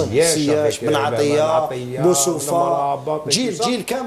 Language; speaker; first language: Arabic; native; Arabic